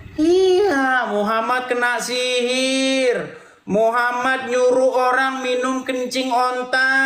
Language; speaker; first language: Indonesian; non-native, local second language; Madurese